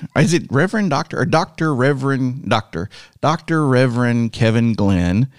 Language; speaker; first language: English; native; English